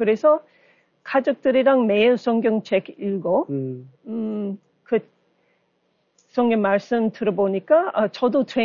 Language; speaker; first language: Korean; non-native, learner; English